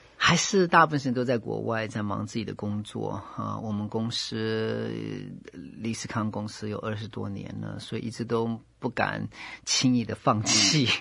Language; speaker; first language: Chinese; native; Chinese